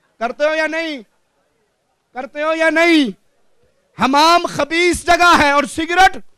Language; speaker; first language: Urdu; non-native, local second language; Punjabi